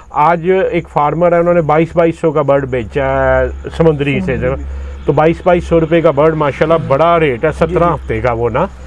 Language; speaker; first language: Urdu; non-native, local second language; Punjabi